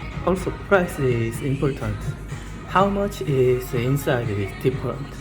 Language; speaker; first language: English; non-native, learner; Korean